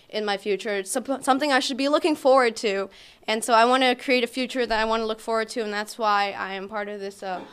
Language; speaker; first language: English; native; English